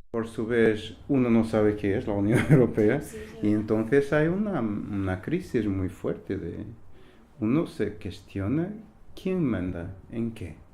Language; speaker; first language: Spanish; non-native, fluent; Portuguese